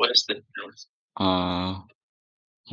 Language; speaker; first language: English; non-native, learner; Vietnamese